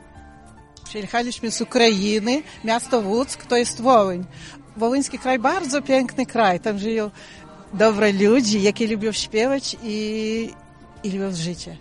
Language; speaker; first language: Polish; early bilingual, heritage; Polish